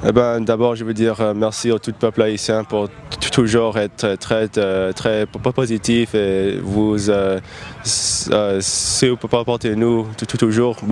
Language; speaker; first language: French; non-native, fluent; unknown